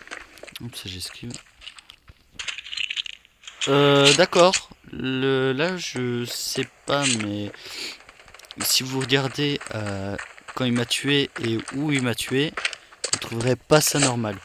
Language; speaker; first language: French; native; French